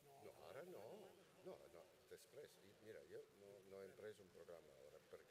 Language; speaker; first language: Catalan; non-native, fluent; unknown